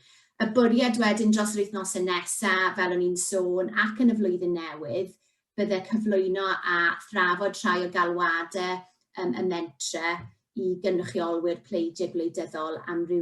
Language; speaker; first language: Welsh; native; Welsh